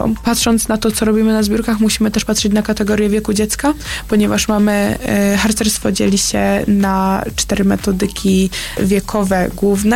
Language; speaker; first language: Polish; native; Polish